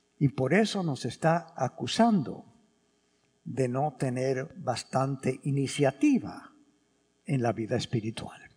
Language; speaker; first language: Spanish; early bilingual, heritage; English